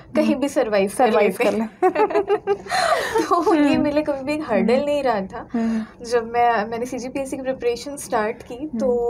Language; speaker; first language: Hindi; native; Hindi